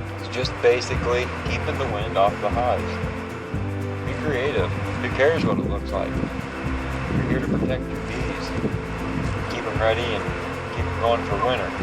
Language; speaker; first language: English; native; English